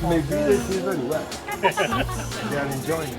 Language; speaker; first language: English; non-native, learner; Italian